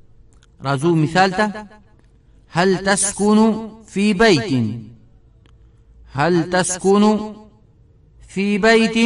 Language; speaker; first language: Arabic; non-native, fluent; Pashto